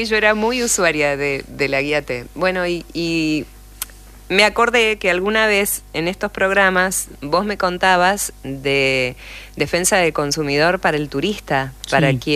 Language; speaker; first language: Spanish; native; Spanish